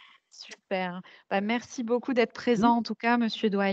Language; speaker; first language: French; native; French